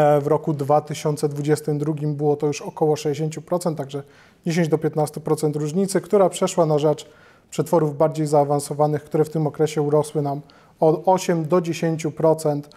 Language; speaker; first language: Polish; native; Polish